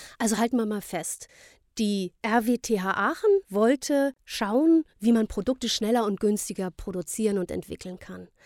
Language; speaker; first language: German; native; German